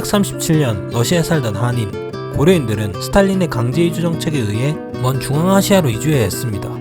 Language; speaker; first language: Korean; native; Korean